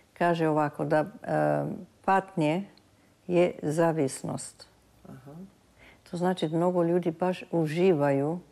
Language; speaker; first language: Serbian; early bilingual, heritage; Serbian